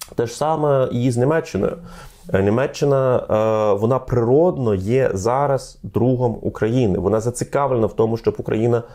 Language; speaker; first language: Ukrainian; non-native, fluent; Russian